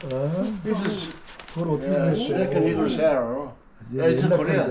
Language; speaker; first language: English; non-native, learner; Korean